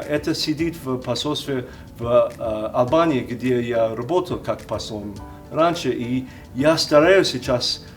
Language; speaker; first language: Russian; non-native, learner; English